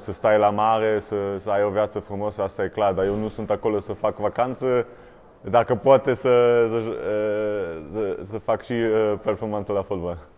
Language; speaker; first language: Romanian; early bilingual, heritage; German